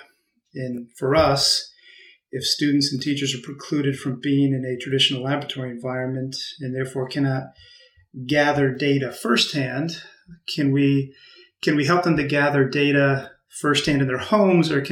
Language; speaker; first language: English; native; English